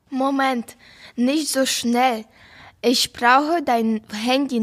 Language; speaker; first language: German; non-native, learner; Ukrainian